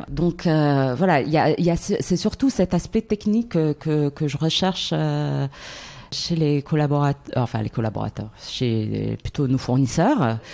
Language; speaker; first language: French; non-native, local second language; Arabic